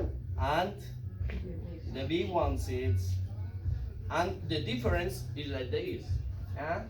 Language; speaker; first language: English; non-native, learner; Spanish